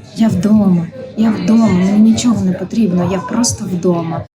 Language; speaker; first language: Ukrainian; native; Ukrainian